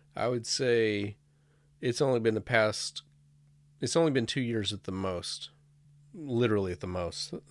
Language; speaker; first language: English; native; English